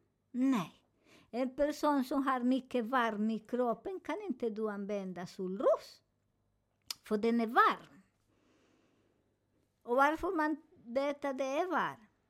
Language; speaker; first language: Swedish; non-native, learner; Spanish